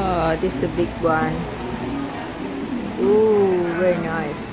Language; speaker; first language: English; non-native, learner; Thai